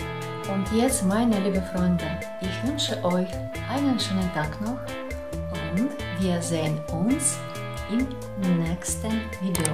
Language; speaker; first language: German; non-native, learner; Russian